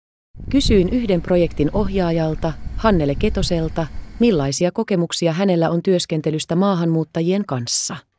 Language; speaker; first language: Finnish; native; Finnish